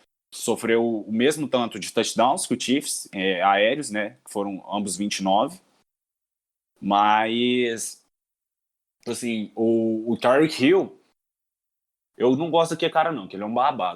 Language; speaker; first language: Portuguese; native; Portuguese